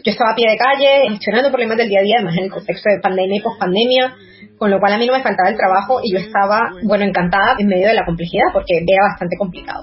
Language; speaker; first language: Spanish; native; Spanish